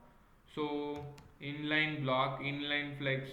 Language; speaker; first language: English; non-native, local second language; Kannada